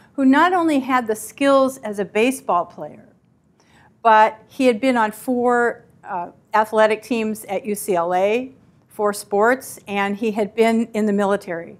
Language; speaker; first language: English; native; English